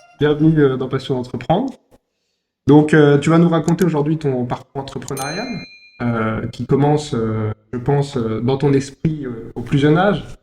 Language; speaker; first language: French; native; French